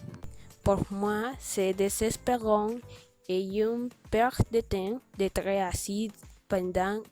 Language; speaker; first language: French; non-native, learner; Spanish